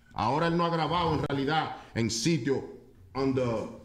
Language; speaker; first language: Spanish; native; Spanish